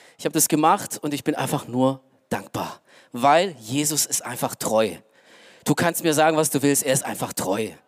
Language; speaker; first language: German; early bilingual, other home language; Romanian